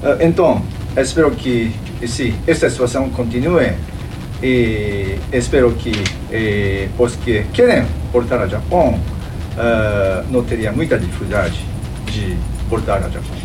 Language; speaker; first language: Portuguese; non-native, fluent; Japanese